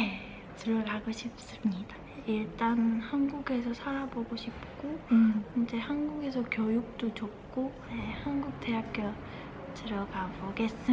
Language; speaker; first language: Korean; early bilingual, heritage; Czech